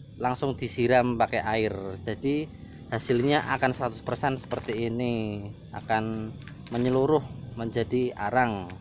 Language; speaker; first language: Indonesian; non-native, local second language; Javanese